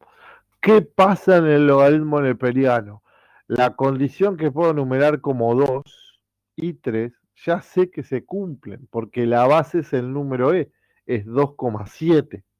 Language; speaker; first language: Spanish; native; Spanish